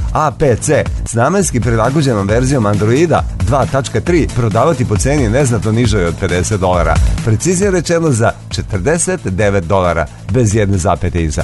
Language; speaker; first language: Serbian; native; Serbian